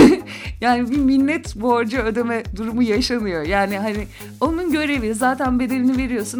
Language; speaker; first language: Turkish; native; Turkish